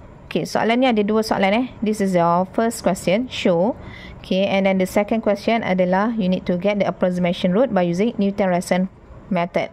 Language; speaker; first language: English; non-native, local second language; Malay